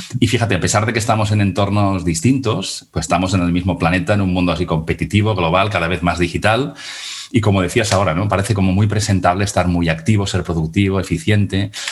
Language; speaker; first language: Spanish; non-native, local second language; Catalan